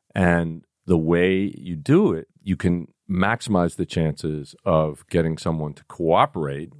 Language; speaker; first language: English; native; English